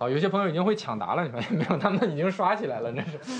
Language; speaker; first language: Chinese; native; Chinese